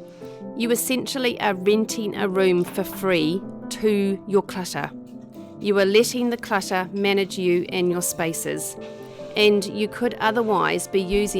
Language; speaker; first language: English; native; English